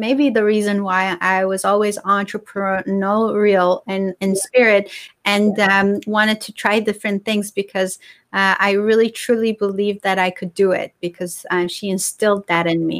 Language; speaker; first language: English; non-native, fluent; Persian